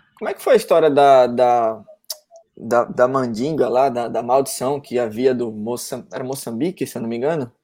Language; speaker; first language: Portuguese; native; Portuguese